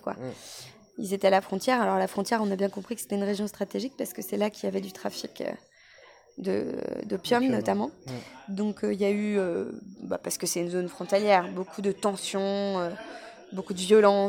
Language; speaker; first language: French; native; French